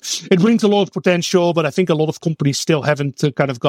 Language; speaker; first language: English; non-native, fluent; Dutch